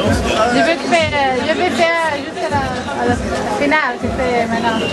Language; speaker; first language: French; non-native, learner; Spanish